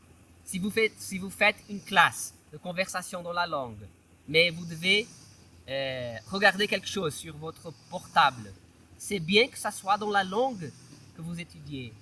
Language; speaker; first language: French; non-native, fluent; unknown